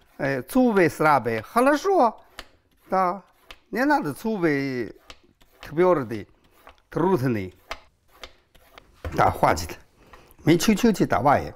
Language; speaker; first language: Russian; non-native, learner; Chinese